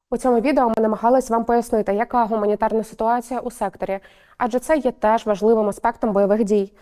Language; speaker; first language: Ukrainian; native; Ukrainian